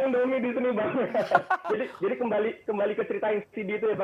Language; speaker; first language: Indonesian; native; Indonesian